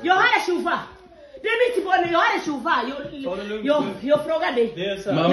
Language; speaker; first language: Swedish; non-native, learner; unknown